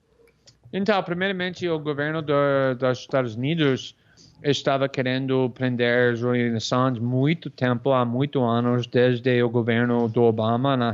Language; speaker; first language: Portuguese; non-native, fluent; English